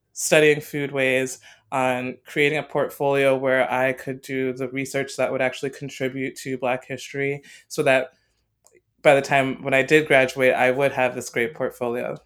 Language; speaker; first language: English; native; English